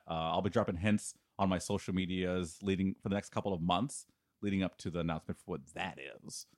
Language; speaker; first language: English; native; English